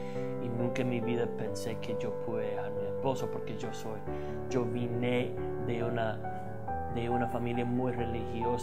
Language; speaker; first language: Spanish; non-native, fluent; English